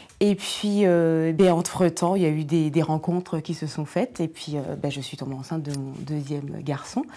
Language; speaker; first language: French; native; French